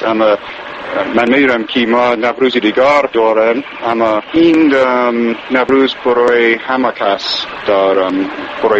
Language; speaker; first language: Persian; non-native, learner; English